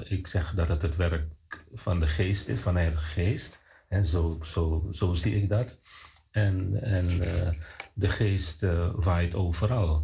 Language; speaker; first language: Dutch; non-native, fluent; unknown